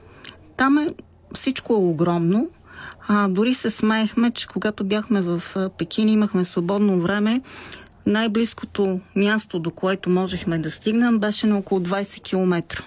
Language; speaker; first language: Bulgarian; native; Bulgarian